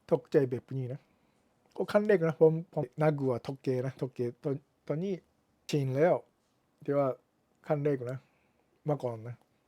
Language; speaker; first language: Thai; non-native, learner; Japanese